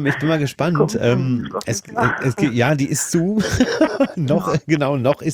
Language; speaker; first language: German; native; German